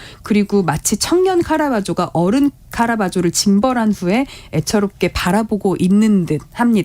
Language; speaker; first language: Korean; native; Korean